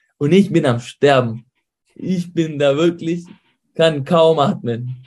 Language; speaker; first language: German; early bilingual, heritage; Spanish